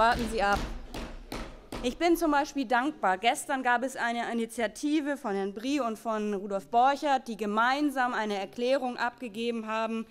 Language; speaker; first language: German; native; German